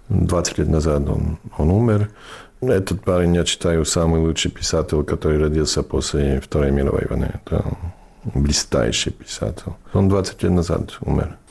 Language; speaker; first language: Russian; non-native, fluent; English